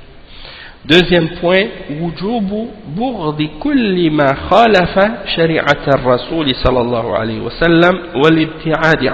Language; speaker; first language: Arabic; non-native, fluent; French